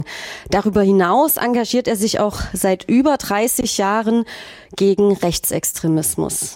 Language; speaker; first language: German; native; German